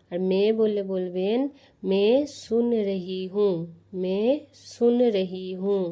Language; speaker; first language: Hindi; non-native, fluent; Bangla